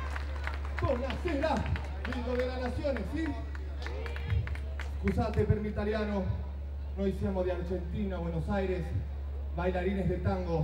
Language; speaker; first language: Italian; non-native, learner; Spanish